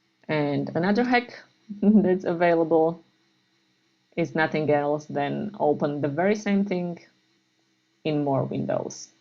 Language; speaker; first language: English; non-native, fluent; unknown